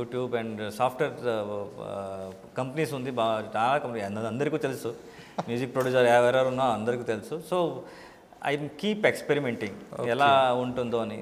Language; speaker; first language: Telugu; non-native, learner; Kannada